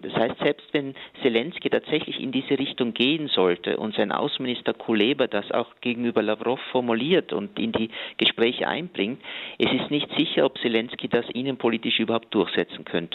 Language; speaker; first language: German; native; German